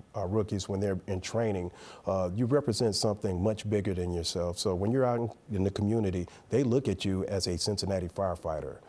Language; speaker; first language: English; native; English